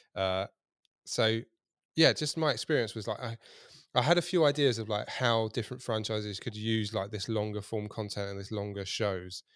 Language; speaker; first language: English; native; English